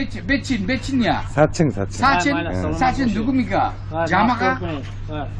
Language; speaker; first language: Korean; non-native, learner; Uzbek